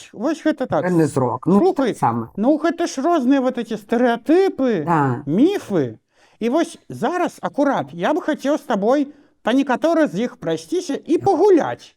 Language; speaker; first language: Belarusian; non-native, local second language; Russian